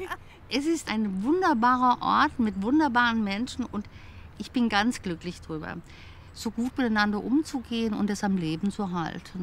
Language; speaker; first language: German; native; German